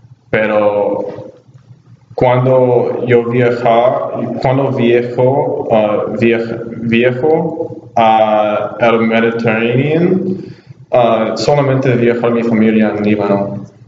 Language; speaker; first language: Spanish; non-native, learner; English